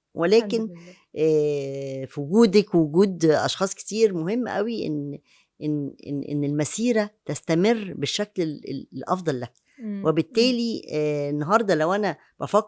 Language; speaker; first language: Arabic; native; Arabic